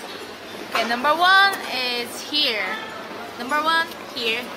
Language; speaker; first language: English; non-native, learner; Korean